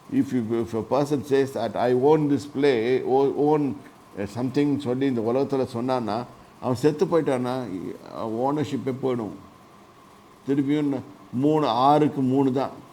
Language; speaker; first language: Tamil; native; Tamil